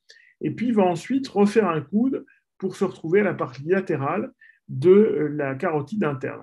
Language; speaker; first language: French; native; French